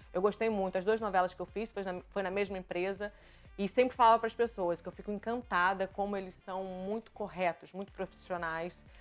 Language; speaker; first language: Portuguese; native; Portuguese